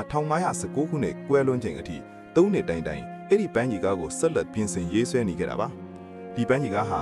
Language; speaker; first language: Burmese; native; Burmese